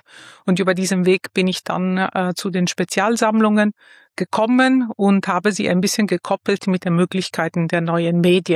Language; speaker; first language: German; non-native, fluent; Italian